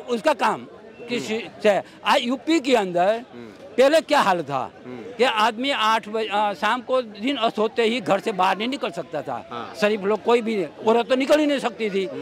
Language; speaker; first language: Hindi; non-native, local second language; Gujarati